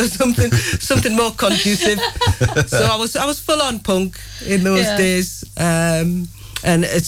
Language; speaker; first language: English; native; English